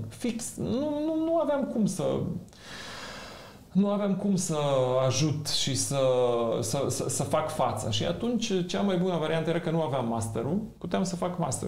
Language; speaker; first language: Romanian; non-native, fluent; Macedonian